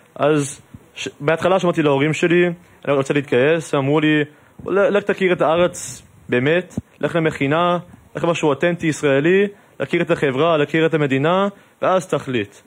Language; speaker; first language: Hebrew; early bilingual, heritage; English